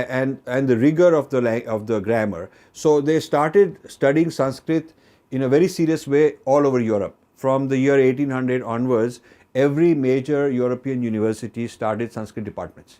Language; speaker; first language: English; non-native, local second language; Hindi